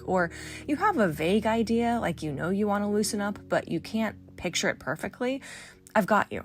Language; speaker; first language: English; native; English